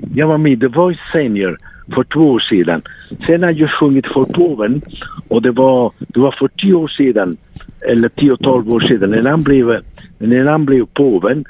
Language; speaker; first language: Swedish; non-native, fluent; Italian